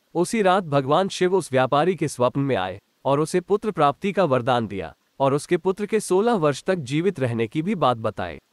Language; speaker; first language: Hindi; non-native, local second language; Gujarati